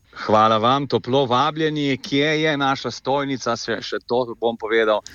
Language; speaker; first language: Slovenian; native; Slovenian